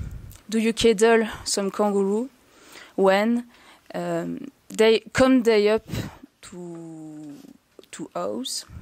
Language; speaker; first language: English; non-native, learner; French